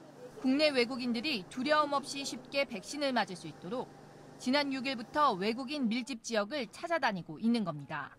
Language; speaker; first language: Korean; native; Korean